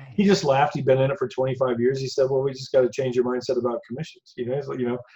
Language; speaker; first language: English; native; English